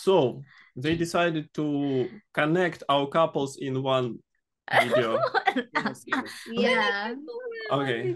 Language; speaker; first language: English; non-native, fluent; Russian